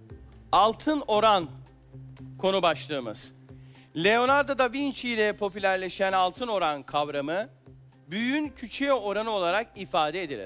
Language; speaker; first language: Turkish; native; Turkish